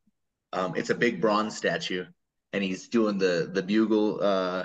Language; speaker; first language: English; native; English